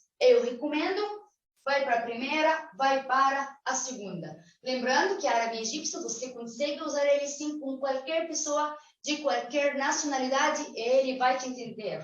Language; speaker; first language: Portuguese; non-native, fluent; Arabic